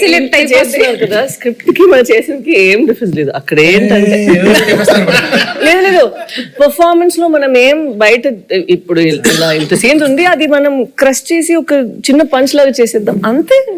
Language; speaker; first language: Telugu; non-native, fluent; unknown